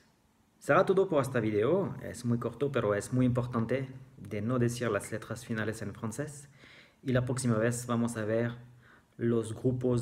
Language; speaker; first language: Spanish; non-native, fluent; French